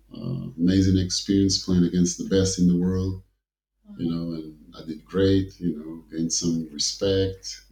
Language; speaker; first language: English; early bilingual, other home language; Kabuverdianu